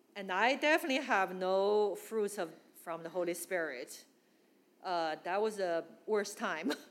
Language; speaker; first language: English; non-native, fluent; Chinese